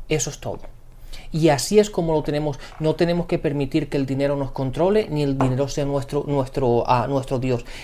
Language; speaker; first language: Spanish; early bilingual, heritage; Spanish